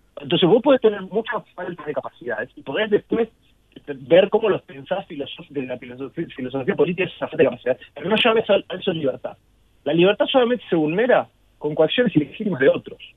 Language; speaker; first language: Spanish; native; Spanish